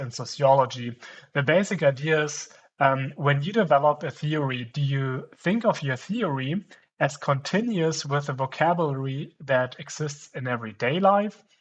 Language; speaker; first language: English; non-native, fluent; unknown